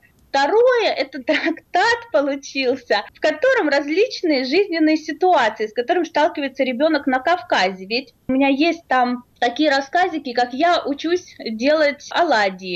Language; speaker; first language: Russian; native; Russian